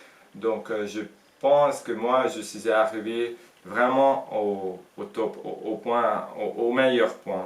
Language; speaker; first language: French; non-native, fluent; Hungarian